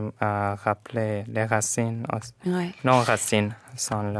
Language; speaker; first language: French; non-native, fluent; Arabic